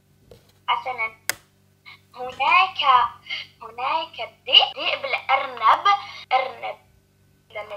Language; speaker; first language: Arabic; non-native, learner; French